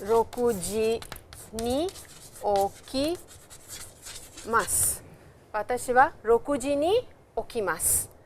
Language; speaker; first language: Japanese; non-native, fluent; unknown